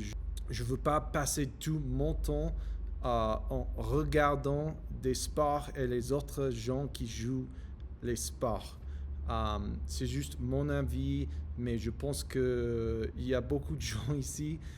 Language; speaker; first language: French; non-native, learner; English